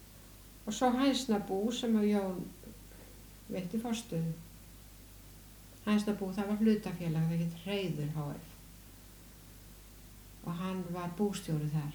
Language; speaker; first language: Icelandic; native; Icelandic